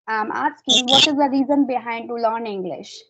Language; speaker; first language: English; non-native, fluent; Hindi